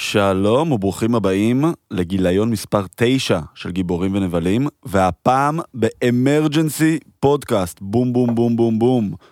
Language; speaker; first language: Hebrew; early bilingual, heritage; Hebrew